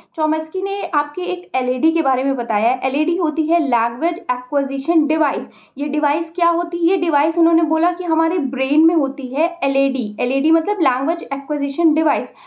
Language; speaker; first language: Hindi; native; Hindi